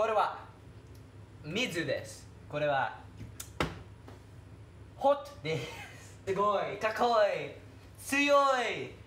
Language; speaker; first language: Japanese; non-native, learner; English